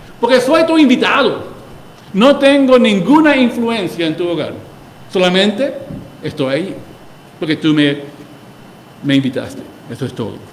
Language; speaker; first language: Spanish; early bilingual, heritage; Spanish